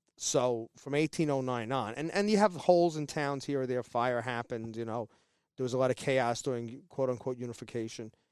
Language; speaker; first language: English; native; English